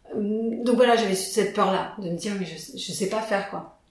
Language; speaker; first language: French; native; French